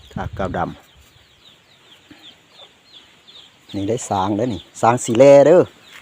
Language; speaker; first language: Thai; native; Thai